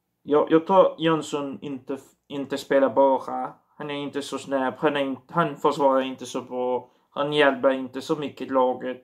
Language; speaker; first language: Swedish; non-native, learner; Portuguese